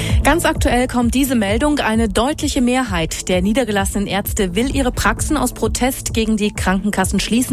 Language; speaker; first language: German; native; German